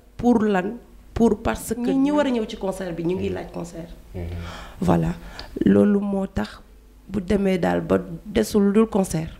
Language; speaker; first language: Wolof; non-native, local second language; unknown